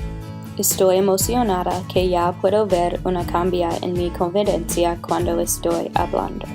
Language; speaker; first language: Spanish; non-native, learner; English